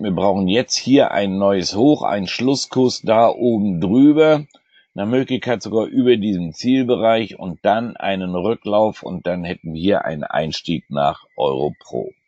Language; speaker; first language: German; native; German